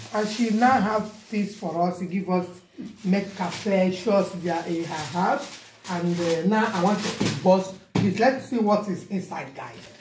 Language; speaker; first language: English; non-native, local second language; Igbo